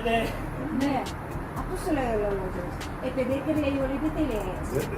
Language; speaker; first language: Greek; non-native, learner; Filipino